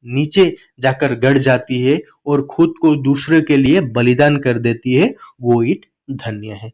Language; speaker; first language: Hindi; non-native, local second language; Assamese